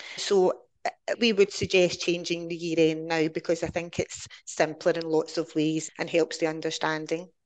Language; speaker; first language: English; native; English